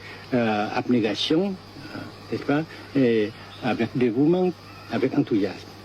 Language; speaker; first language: French; non-native, fluent; Vietnamese